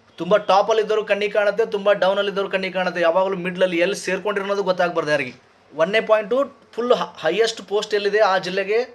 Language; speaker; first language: Kannada; native; Kannada